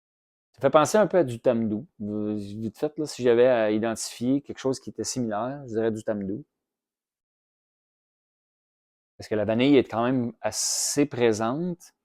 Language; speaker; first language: French; native; French